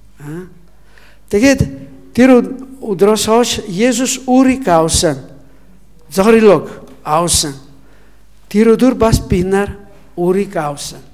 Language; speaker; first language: Mongolian; non-native, learner; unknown